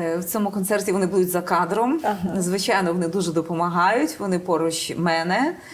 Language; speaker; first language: Ukrainian; native; Ukrainian